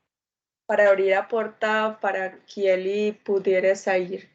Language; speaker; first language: Portuguese; non-native, learner; Spanish